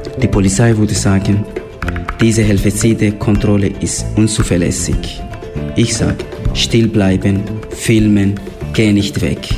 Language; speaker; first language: German; non-native, fluent; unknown